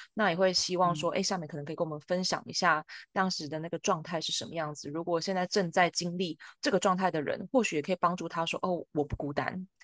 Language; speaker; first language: Chinese; native; Chinese